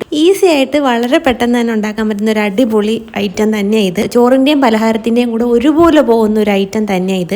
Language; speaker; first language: Malayalam; native; Malayalam